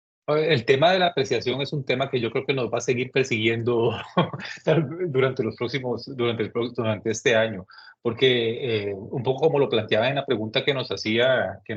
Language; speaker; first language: Spanish; native; Spanish